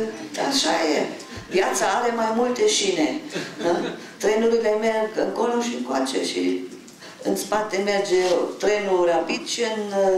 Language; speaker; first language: Romanian; non-native, local second language; German